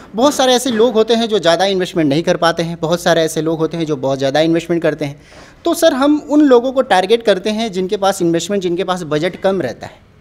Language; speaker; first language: Hindi; native; Hindi